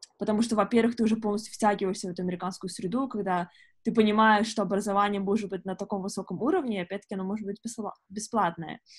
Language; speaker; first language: Russian; native; Russian